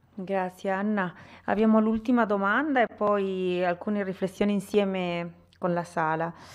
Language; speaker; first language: Italian; non-native, fluent; Spanish